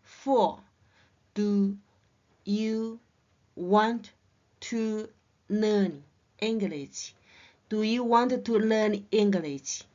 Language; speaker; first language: English; non-native, learner; Chinese